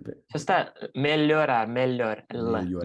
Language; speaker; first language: Portuguese; non-native, fluent; Russian